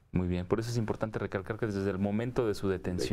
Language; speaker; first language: Spanish; native; Spanish